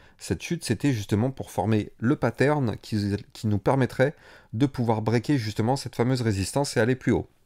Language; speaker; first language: French; native; French